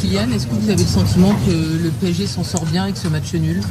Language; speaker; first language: French; native; French